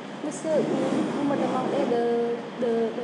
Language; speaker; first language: French; non-native, learner; Khmer